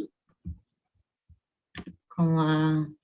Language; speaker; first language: Spanish; non-native, learner; Portuguese